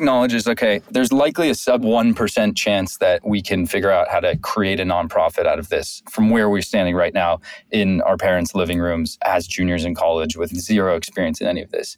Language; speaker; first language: English; native; English